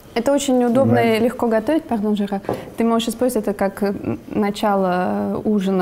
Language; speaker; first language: Russian; native; Russian